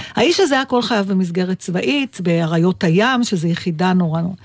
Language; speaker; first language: Hebrew; native; Hebrew